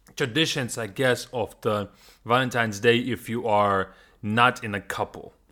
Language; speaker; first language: English; non-native, fluent; Russian